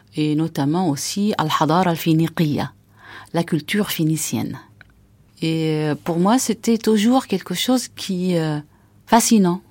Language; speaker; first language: French; non-native, fluent; Arabic